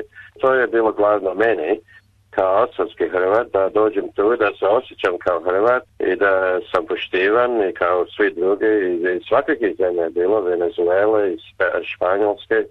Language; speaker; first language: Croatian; early bilingual, heritage; Croatian